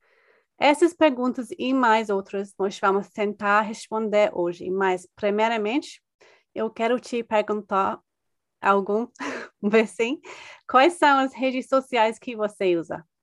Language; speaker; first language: Portuguese; non-native, fluent; English